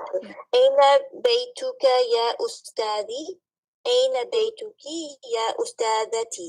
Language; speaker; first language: Arabic; non-native, learner; English